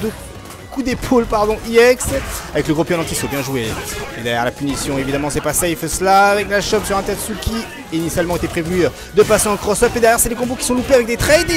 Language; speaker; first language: French; native; French